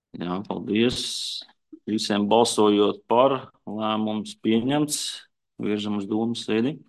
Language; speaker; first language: Latvian; native; Latvian